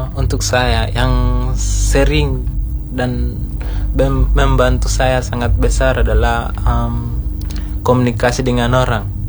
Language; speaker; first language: Indonesian; non-native, learner; Kalenjin